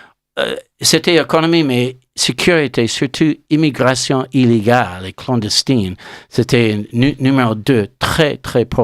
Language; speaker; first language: French; non-native, learner; English